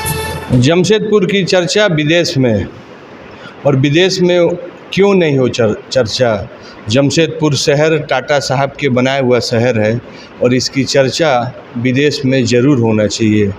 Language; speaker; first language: Hindi; native; Hindi